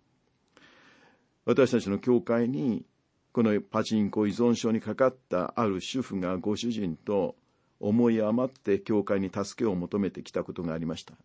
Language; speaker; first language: Japanese; native; Japanese